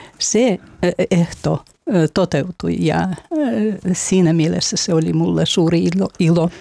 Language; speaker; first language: Finnish; non-native, fluent; Russian